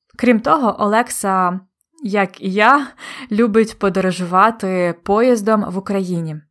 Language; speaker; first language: Ukrainian; native; Ukrainian